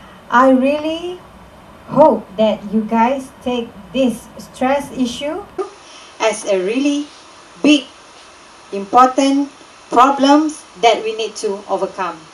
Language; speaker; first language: English; non-native, local second language; Malay